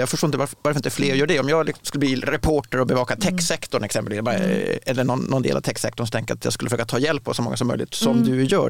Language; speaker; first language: Swedish; native; Swedish